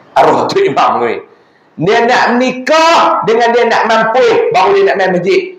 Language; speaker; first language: Malay; native; Malay